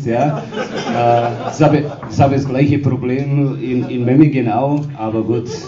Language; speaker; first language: German; non-native, fluent; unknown